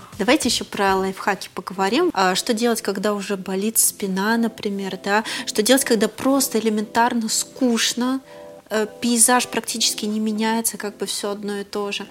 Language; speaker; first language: Russian; native; Russian